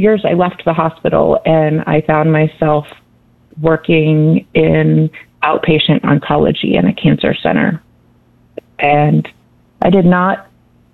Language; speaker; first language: English; native; English